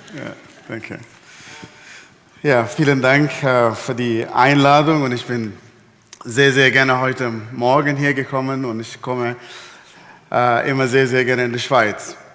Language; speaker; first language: German; non-native, fluent; Arabic